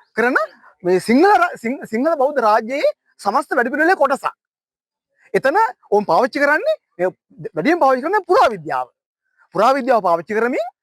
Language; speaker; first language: Sinhala; native; Sinhala